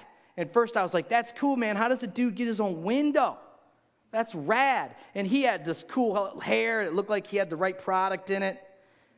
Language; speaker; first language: English; native; English